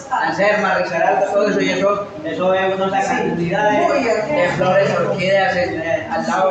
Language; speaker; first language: Spanish; native; Spanish